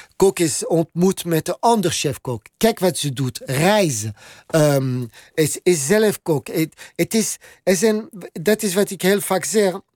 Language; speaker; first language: Dutch; non-native, learner; French